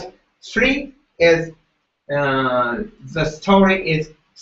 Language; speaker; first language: English; non-native, learner; Japanese